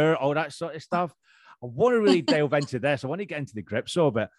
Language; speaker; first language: English; native; English